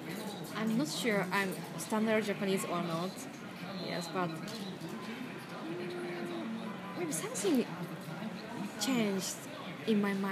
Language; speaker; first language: English; non-native, learner; Japanese